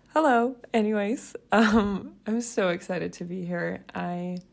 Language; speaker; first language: English; non-native, fluent; Swiss German